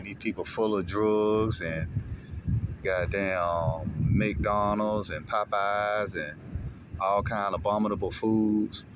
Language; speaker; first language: English; native; English